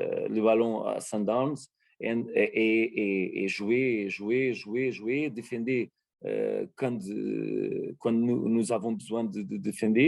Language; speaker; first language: French; non-native, learner; Portuguese